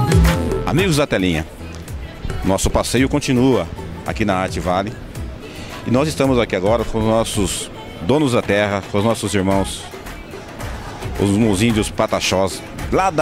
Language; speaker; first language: Portuguese; native; Portuguese